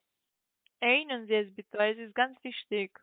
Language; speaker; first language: German; non-native, learner; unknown